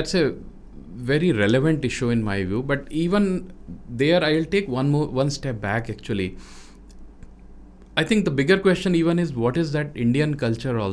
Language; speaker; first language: English; non-native, local second language; Hindi